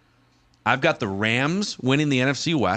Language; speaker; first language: English; native; English